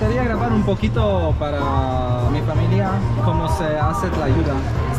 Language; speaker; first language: Spanish; non-native, learner; Polish